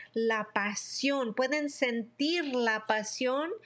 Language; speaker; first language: Spanish; early bilingual, heritage; Spanish